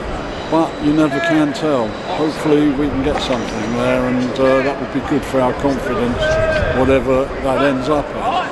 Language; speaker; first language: English; native; English